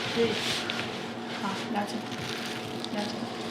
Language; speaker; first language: Chinese; native; Chinese